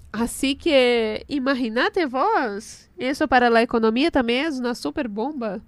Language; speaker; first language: Spanish; non-native, fluent; Portuguese